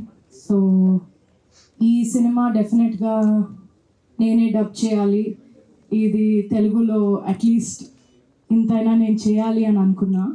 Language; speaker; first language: Telugu; non-native, fluent; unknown